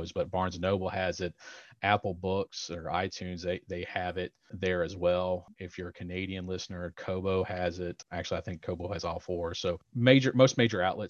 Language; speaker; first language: English; native; English